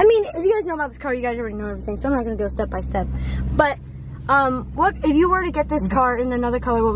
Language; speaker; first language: English; native; English